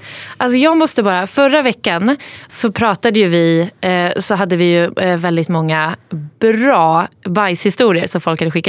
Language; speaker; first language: Swedish; native; Swedish